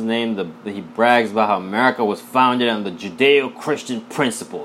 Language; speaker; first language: English; non-native, local second language; Bangla